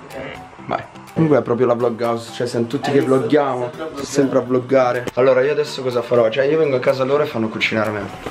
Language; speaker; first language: Italian; native; Italian